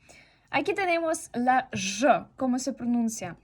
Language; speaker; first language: Spanish; non-native, fluent; Russian